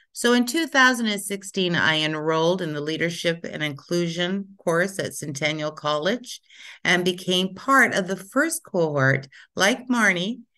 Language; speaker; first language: English; native; English